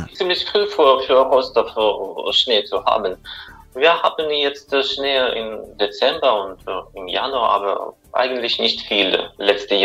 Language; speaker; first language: German; non-native, fluent; Russian